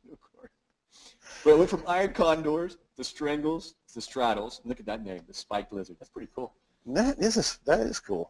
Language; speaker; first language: English; native; English